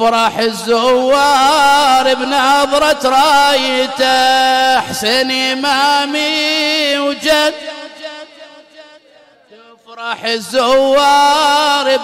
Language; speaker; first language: Arabic; native; Arabic